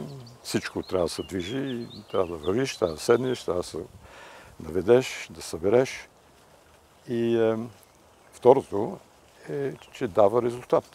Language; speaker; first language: Bulgarian; early bilingual, heritage; Bulgarian